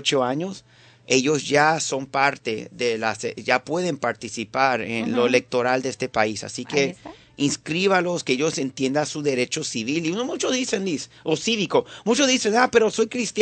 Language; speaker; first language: Spanish; early bilingual, heritage; Spanish